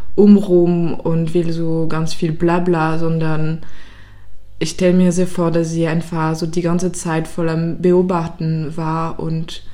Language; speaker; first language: German; non-native, fluent; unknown